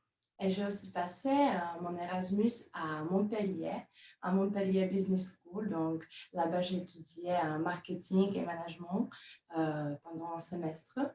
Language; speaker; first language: French; non-native, fluent; Czech